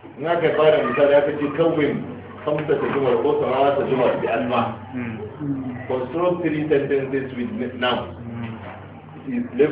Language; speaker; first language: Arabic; non-native, fluent; Hausa